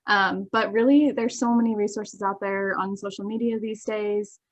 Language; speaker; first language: English; native; English